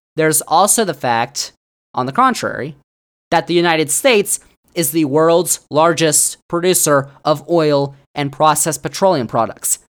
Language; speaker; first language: English; native; English